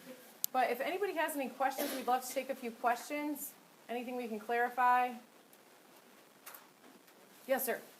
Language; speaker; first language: English; native; English